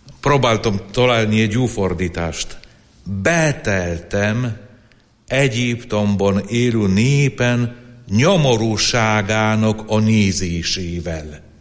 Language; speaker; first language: Hungarian; non-native, fluent; Polish